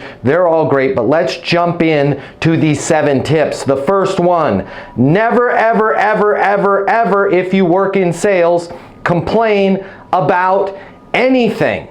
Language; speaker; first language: English; native; English